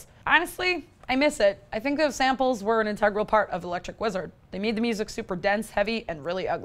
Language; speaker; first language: English; native; English